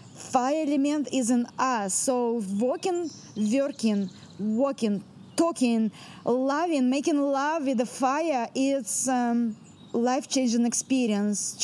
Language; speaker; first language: English; non-native, fluent; Russian